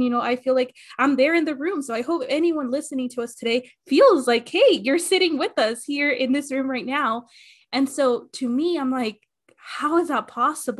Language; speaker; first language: English; early bilingual, other home language; Spanish